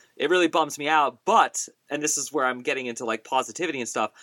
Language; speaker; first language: English; native; English